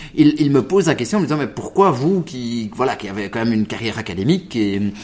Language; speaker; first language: French; early bilingual, other home language; Italian